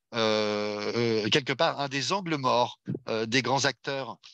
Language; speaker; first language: French; native; French